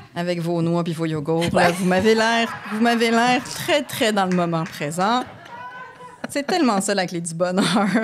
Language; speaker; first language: French; native; French